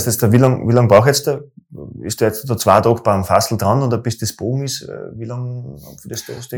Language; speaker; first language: German; native; German